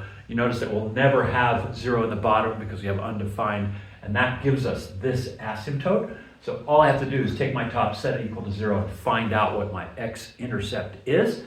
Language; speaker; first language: English; native; English